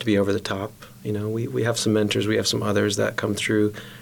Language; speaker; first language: English; native; English